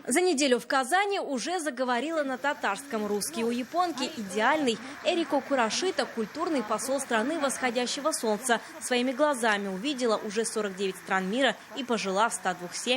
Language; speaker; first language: Russian; native; Russian